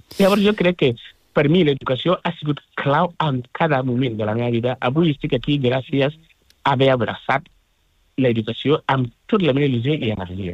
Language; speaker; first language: Catalan; non-native, fluent; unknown